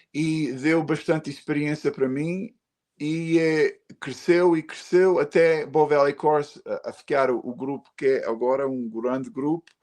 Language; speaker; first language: Portuguese; early bilingual, heritage; Portuguese